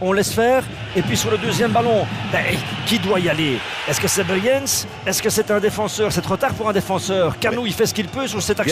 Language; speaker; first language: French; native; French